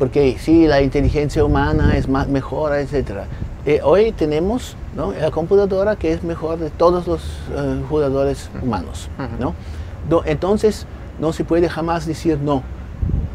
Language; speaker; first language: Spanish; non-native, fluent; German